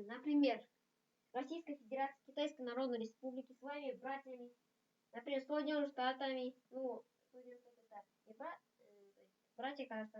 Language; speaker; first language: Russian; non-native, local second language; Kazakh